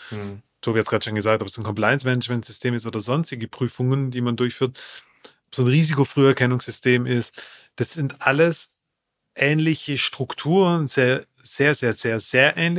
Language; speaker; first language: German; native; German